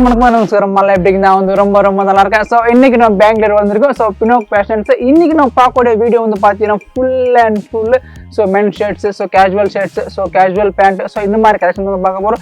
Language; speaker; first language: Tamil; native; Tamil